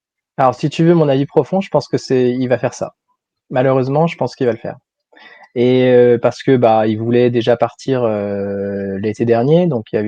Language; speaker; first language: French; native; French